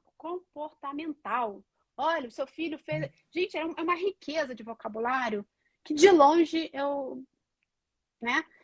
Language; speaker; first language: Portuguese; native; Portuguese